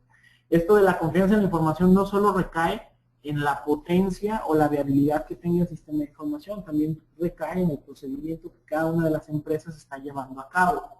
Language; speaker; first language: Spanish; native; Spanish